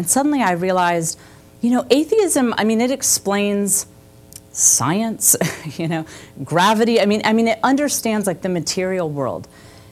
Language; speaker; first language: English; native; English